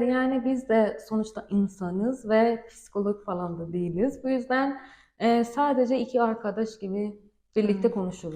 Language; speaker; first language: Turkish; non-native, learner; Persian